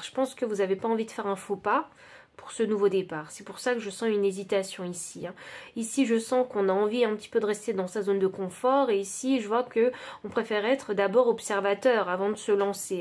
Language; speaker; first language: French; native; French